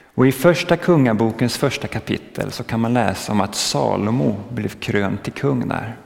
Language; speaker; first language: Swedish; early bilingual, other home language; French